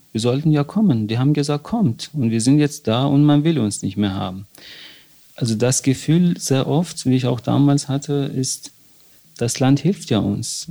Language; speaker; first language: German; non-native, fluent; Persian